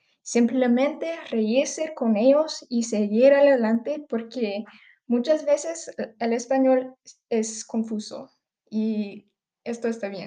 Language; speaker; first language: Spanish; early bilingual, heritage; English